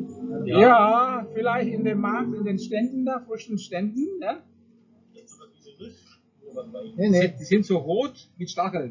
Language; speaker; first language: German; non-native, fluent; Indonesian